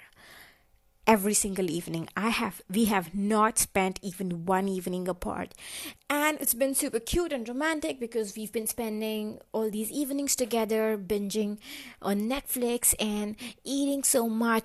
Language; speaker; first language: English; non-native, local second language; Hindi